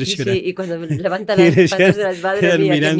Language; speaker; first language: Spanish; native; Spanish